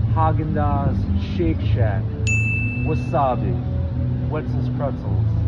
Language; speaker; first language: English; native; English